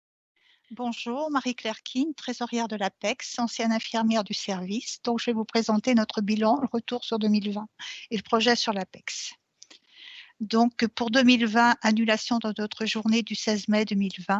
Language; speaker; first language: French; native; French